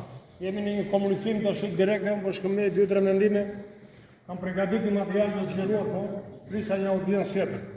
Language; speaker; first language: Albanian; native; Albanian